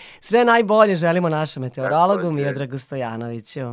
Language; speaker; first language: Serbian; native; Serbian